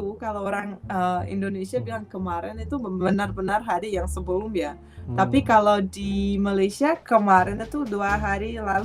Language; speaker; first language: Indonesian; non-native, fluent; Russian